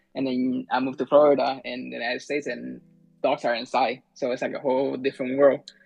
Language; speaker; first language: English; early bilingual, other home language; Spanish